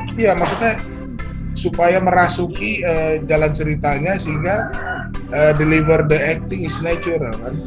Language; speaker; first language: Indonesian; native; Indonesian